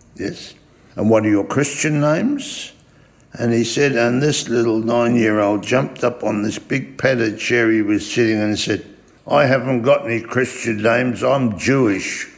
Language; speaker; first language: English; early bilingual, other home language; German